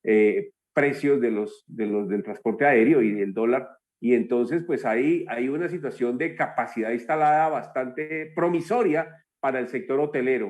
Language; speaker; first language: Spanish; native; Spanish